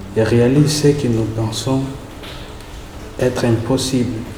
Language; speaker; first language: French; non-native, learner; Kongo